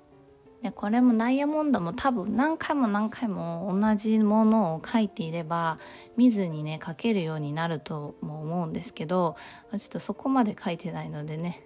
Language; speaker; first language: Japanese; native; Japanese